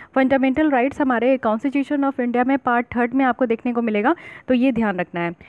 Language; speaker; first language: Hindi; native; Hindi